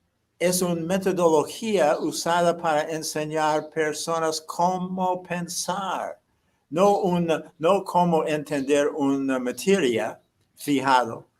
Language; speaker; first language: Spanish; non-native, fluent; English